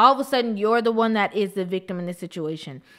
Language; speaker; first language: English; native; English